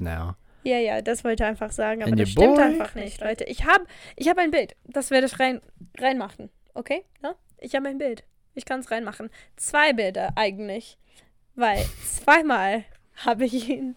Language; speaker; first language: German; non-native, learner; English